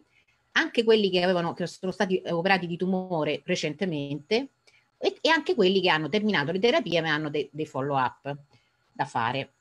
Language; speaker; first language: Italian; native; Italian